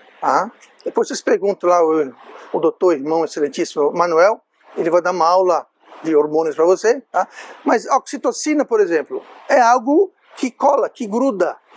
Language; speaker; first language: Portuguese; non-native, fluent; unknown